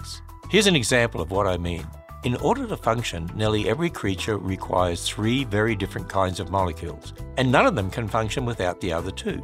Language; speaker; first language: English; native; English